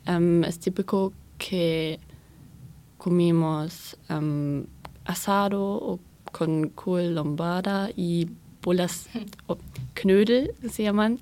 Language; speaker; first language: Spanish; non-native, learner; German